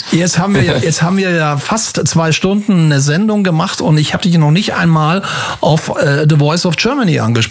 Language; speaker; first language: German; native; German